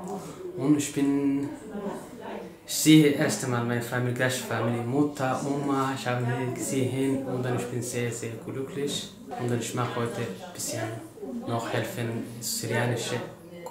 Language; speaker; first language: German; non-native, learner; Arabic